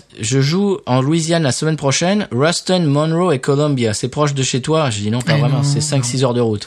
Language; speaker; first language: French; native; French